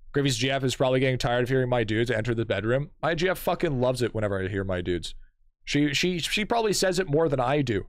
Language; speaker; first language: English; native; English